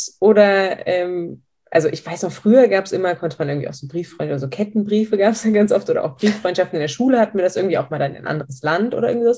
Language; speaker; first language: German; native; German